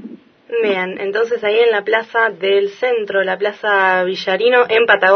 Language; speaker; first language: Spanish; native; Spanish